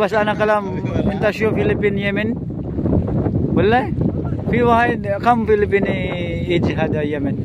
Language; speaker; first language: Arabic; non-native, learner; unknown